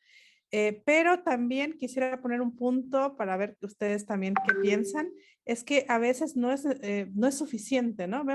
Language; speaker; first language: Spanish; non-native, local second language; Mixtepec Mixtec